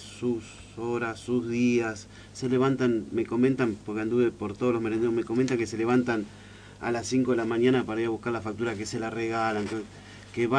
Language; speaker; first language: Spanish; native; Spanish